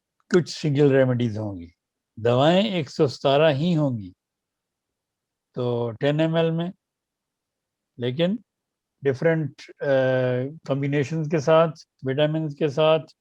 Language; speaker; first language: Urdu; native; Urdu